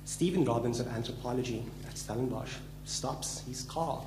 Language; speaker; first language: English; native; English